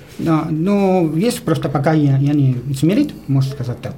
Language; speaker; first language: Russian; non-native, learner; Spanish